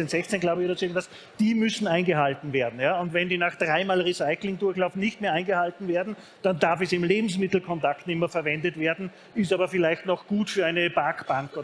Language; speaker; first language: German; native; German